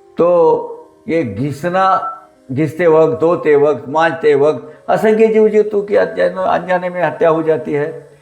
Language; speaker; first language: Hindi; non-native, local second language; Marathi